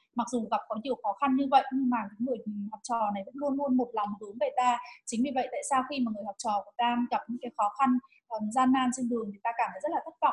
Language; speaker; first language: Vietnamese; native; Vietnamese